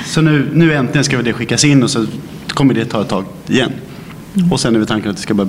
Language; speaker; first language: Swedish; native; Swedish